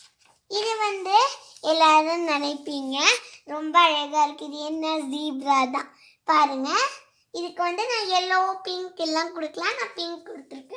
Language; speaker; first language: Tamil; early bilingual, heritage; Tamil